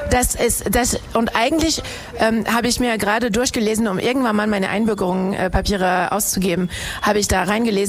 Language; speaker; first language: German; non-native, fluent; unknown